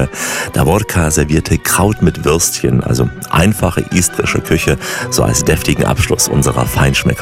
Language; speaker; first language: German; native; German